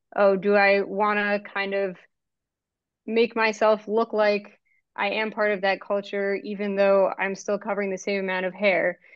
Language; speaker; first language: English; native; English